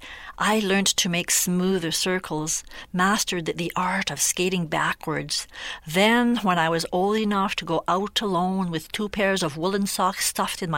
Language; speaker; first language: English; non-native, fluent; French